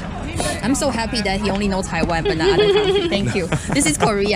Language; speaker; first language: English; non-native, fluent; Chinese